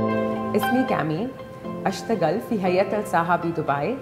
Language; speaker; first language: Arabic; non-native, fluent; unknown